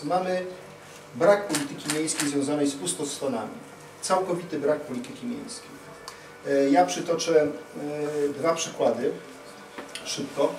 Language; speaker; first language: Polish; native; Polish